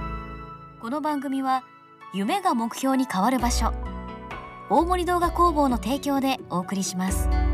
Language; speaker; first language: Japanese; native; Japanese